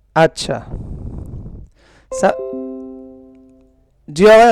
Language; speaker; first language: Persian; non-native, fluent; Urdu